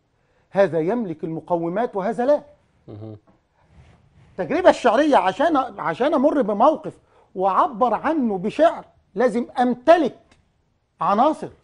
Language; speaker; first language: Arabic; native; Arabic